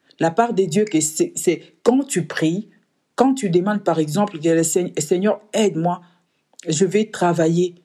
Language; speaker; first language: French; non-native, local second language; Lingala